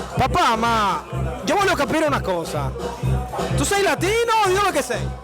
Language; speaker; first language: Italian; non-native, fluent; Spanish